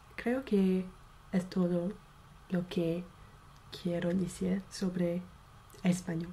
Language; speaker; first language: Spanish; non-native, fluent; English